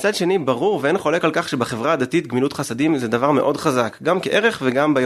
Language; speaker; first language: Hebrew; native; Hebrew